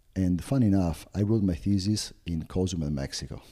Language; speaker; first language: English; non-native, fluent; Italian